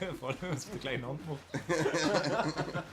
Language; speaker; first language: German; native; German